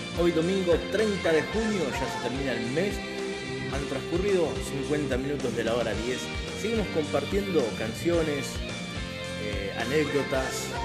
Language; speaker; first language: Spanish; native; Spanish